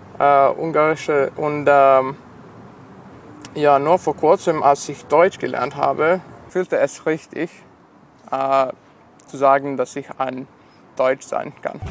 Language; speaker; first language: German; non-native, local second language; Serbian